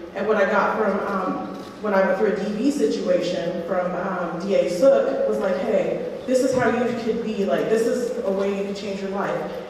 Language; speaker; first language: English; native; English